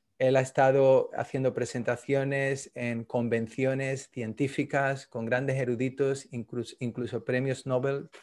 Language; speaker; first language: Spanish; native; Spanish